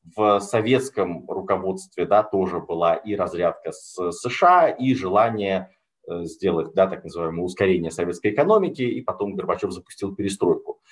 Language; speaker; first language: Russian; native; Russian